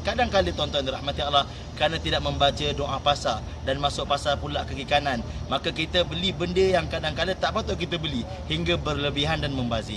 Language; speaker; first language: Malay; native; Malay